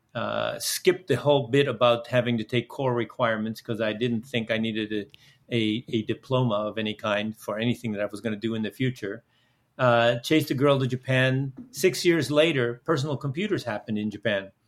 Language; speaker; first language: English; early bilingual, other home language; Dutch